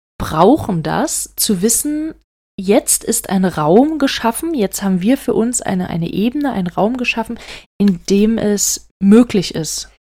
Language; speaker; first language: German; native; German